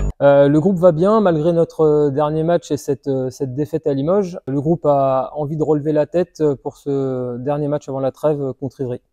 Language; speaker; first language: French; native; French